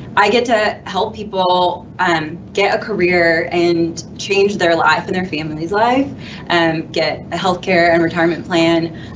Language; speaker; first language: English; native; English